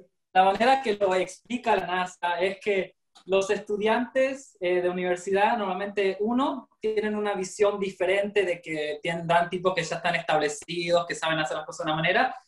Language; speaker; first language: Spanish; native; Spanish